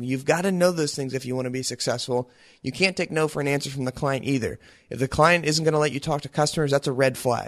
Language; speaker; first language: English; native; English